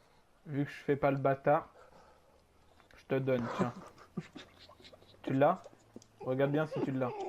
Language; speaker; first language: French; native; French